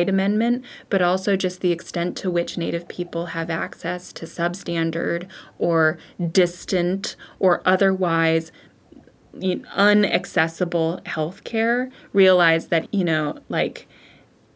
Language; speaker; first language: English; native; English